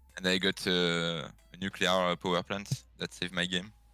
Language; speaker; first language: English; non-native, fluent; French